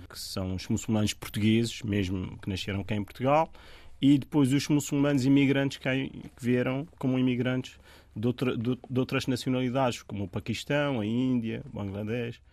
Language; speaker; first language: Portuguese; non-native, fluent; Arabic